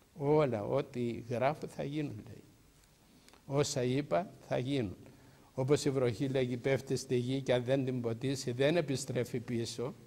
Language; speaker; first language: Greek; native; Greek